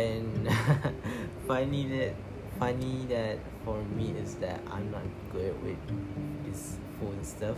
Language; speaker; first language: English; non-native, local second language; Malay